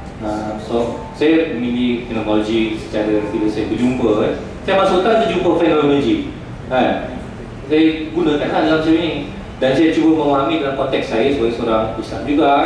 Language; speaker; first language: Malay; non-native, local second language; Central Dusun